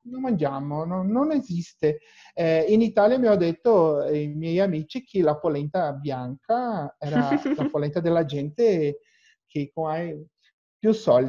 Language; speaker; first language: Italian; non-native, learner; Portuguese